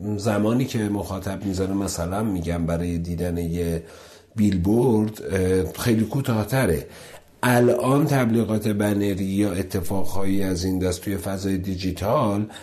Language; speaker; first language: Persian; non-native, local second language; Azerbaijani